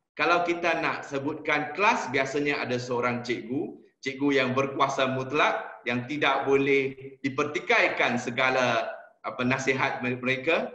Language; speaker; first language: Malay; non-native, local second language; Chinese